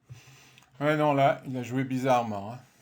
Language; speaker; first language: French; native; French